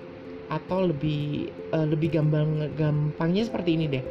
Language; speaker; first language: Indonesian; native; Indonesian